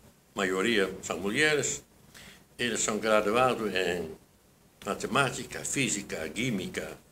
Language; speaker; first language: Portuguese; non-native, fluent; Dutch